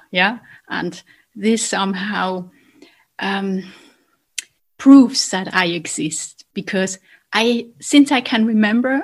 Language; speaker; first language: English; non-native, fluent; German